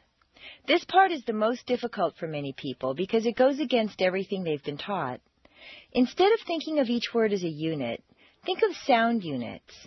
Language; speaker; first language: English; native; English